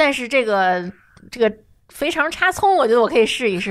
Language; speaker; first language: Chinese; native; Chinese